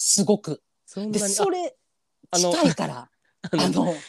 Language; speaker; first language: Japanese; native; Japanese